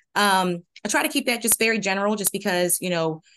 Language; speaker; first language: English; native; English